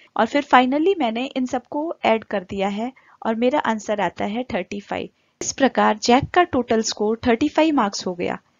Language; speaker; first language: Hindi; native; Hindi